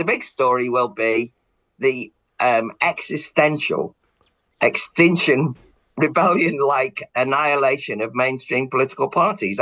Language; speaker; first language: English; native; English